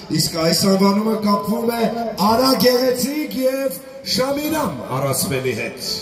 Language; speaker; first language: Armenian; native; Armenian